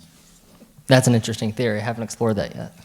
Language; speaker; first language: English; native; English